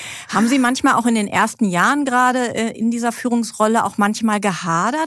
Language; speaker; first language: German; native; German